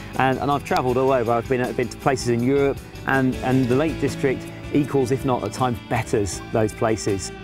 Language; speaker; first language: English; native; English